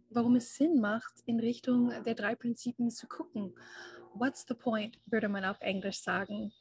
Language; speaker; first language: German; non-native, fluent; English